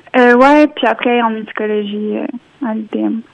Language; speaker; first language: French; native; French